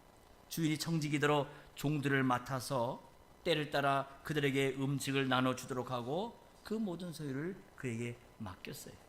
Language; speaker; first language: Korean; native; Korean